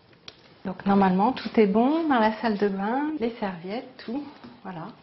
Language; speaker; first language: French; native; French